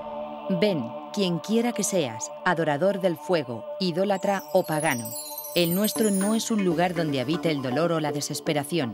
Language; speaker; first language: Spanish; native; Spanish